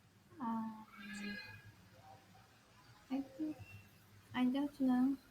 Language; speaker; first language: English; non-native, learner; Vietnamese